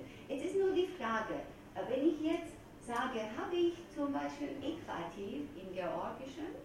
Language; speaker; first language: German; non-native, fluent; Georgian